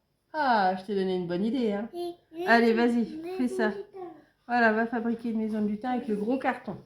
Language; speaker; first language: French; native; French